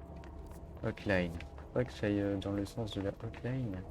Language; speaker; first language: French; native; French